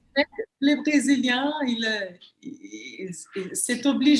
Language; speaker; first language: French; non-native, fluent; Portuguese